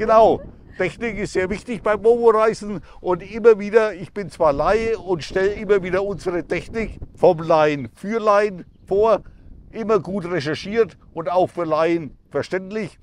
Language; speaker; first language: German; native; German